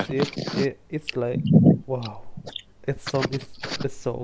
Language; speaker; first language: English; non-native, learner; Indonesian